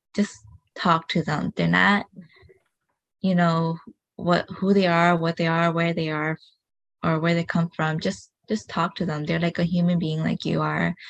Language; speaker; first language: English; early bilingual, other home language; Hmong